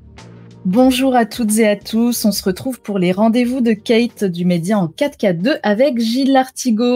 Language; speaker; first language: French; native; French